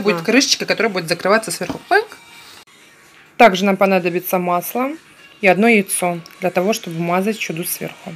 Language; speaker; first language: Russian; non-native, local second language; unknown